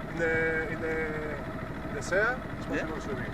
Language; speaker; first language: English; non-native, learner; Spanish